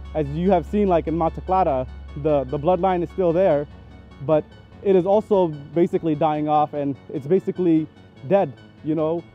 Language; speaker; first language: English; native; English